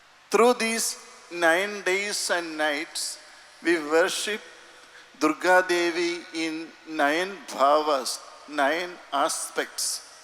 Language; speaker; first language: English; non-native, local second language; Malayalam